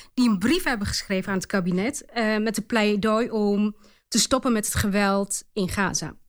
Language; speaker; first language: Dutch; early bilingual, other home language; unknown